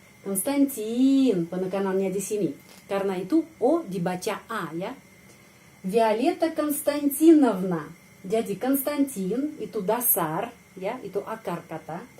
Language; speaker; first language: Indonesian; non-native, fluent; Russian